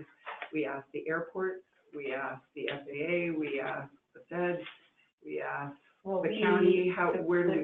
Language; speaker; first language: English; native; English